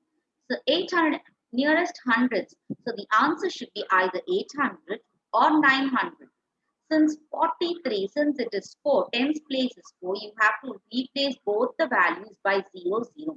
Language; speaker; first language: English; non-native, local second language; Tamil